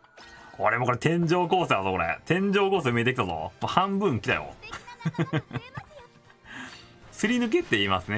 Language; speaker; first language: Japanese; native; Japanese